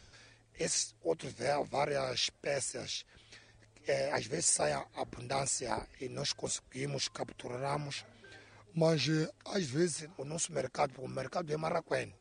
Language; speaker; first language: Portuguese; non-native, local second language; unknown